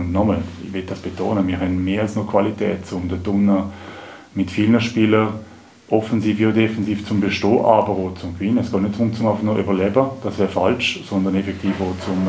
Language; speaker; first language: German; native; German